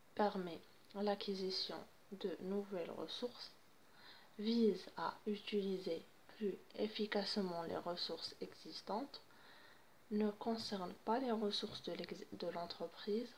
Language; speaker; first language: French; non-native, local second language; Arabic